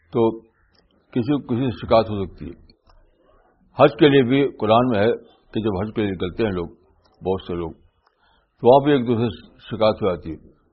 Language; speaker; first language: Urdu; native; Urdu